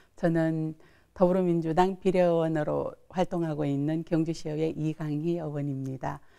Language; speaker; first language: Korean; native; Korean